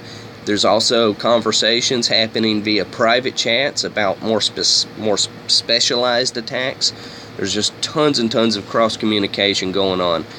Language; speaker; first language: English; native; English